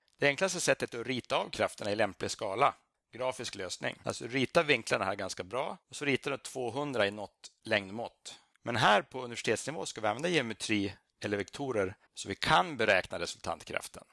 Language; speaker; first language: Swedish; native; Swedish